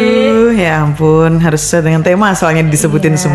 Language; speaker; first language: Indonesian; native; Indonesian